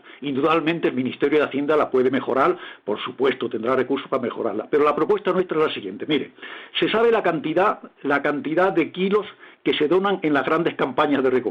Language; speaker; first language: Spanish; native; Spanish